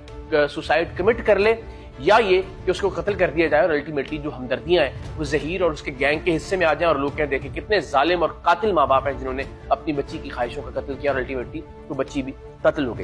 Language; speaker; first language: Urdu; native; Urdu